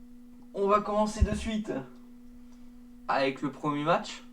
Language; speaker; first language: French; native; French